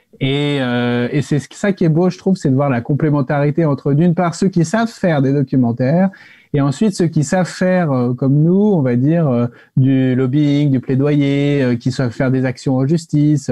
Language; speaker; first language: French; native; French